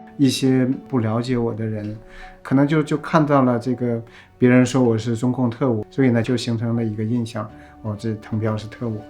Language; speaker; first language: Chinese; native; Chinese